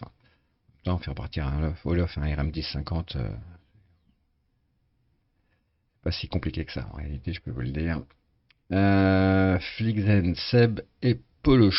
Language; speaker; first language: French; native; French